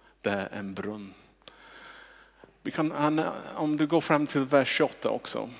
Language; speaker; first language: Swedish; non-native, fluent; English